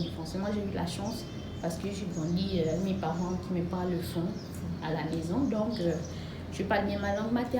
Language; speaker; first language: French; non-native, local second language; Fang